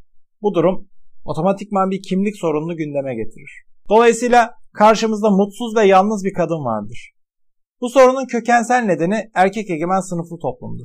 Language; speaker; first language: Turkish; native; Turkish